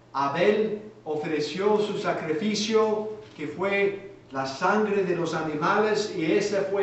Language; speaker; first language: Spanish; native; Spanish